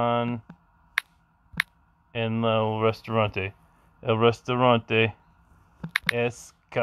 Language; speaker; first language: Spanish; non-native, learner; English